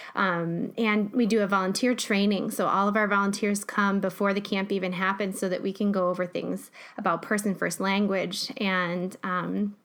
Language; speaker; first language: English; native; English